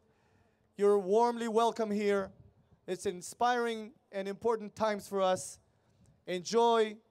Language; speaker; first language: English; non-native, fluent; Hebrew